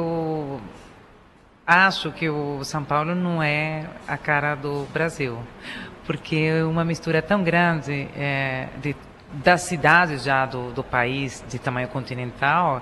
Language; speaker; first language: Portuguese; non-native, fluent; Spanish